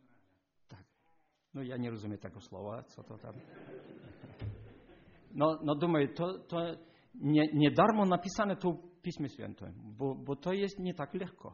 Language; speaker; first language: Polish; non-native, learner; Ukrainian